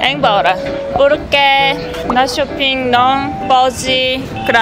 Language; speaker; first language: Portuguese; non-native, learner; Korean